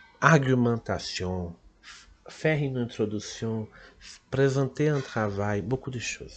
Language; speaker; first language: French; non-native, fluent; Portuguese